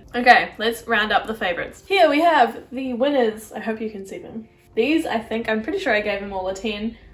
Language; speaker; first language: English; native; English